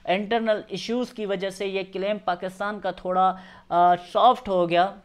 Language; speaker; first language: Urdu; non-native, local second language; Sindhi